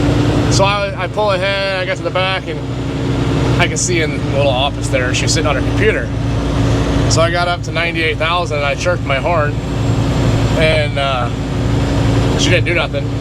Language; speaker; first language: English; native; English